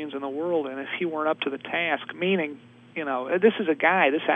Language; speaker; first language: English; native; English